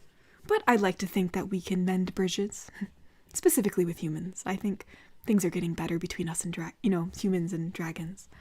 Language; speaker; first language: English; native; English